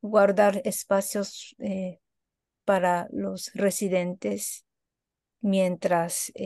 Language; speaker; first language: Spanish; non-native, fluent; Japanese